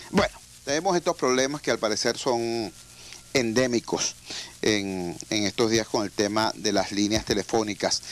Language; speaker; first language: Spanish; native; Spanish